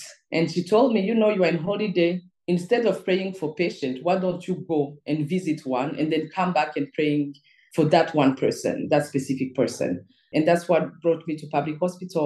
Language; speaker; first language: English; non-native, local second language; Kinyarwanda